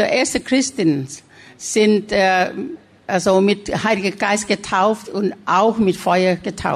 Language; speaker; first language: German; non-native, learner; Thai